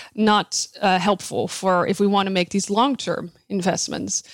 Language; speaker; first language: English; non-native, fluent; Dutch